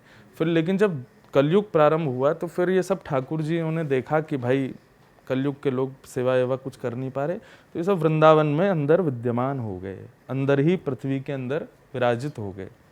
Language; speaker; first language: Hindi; native; Hindi